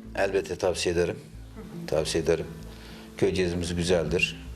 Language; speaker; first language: Turkish; native; Turkish